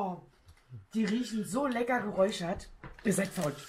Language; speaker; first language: German; native; German